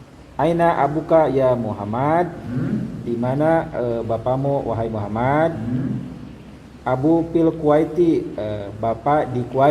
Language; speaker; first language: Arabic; non-native, learner; Indonesian